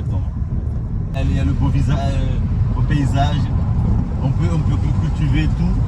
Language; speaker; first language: French; non-native, local second language; Comorian